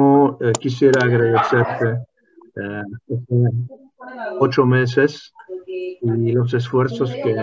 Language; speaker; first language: Spanish; non-native, fluent; Hungarian